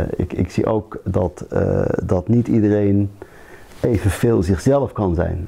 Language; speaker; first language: Dutch; early bilingual, other home language; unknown